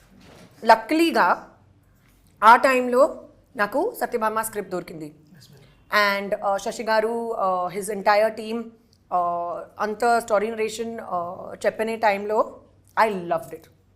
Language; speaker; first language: Telugu; non-native, learner; Hindi